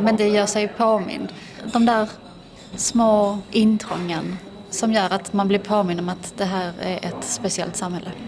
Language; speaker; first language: Swedish; early bilingual, other home language; Persian